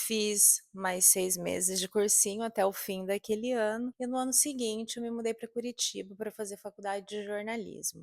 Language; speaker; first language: Portuguese; native; Portuguese